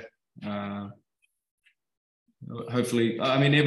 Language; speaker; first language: English; native; English